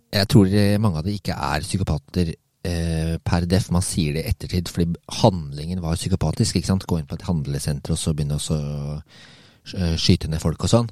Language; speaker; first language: Norwegian; native; Norwegian